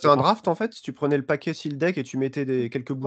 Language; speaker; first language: French; native; French